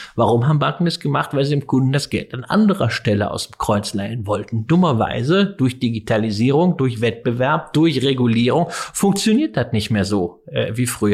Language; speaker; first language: German; native; German